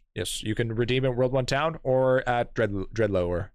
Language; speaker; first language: English; native; English